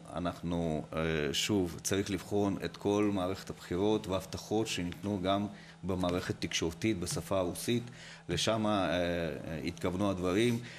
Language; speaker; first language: Hebrew; non-native, fluent; Russian